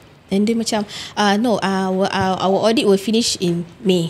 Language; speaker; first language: English; non-native, local second language; Malay